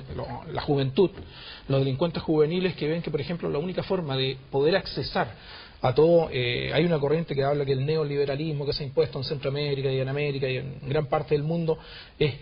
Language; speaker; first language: Spanish; native; Spanish